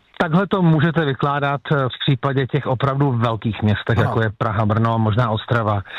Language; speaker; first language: Czech; native; Czech